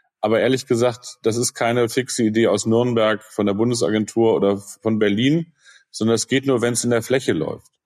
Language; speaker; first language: German; native; German